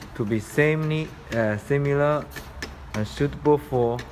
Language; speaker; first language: English; non-native, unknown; Chinese